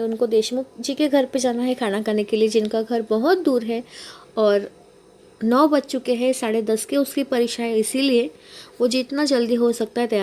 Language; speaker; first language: Hindi; non-native, local second language; Marathi